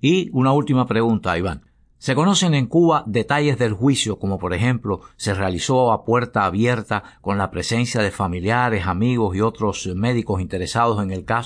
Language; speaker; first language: Spanish; native; Spanish